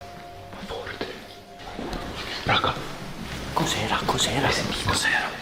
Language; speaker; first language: Italian; native; Italian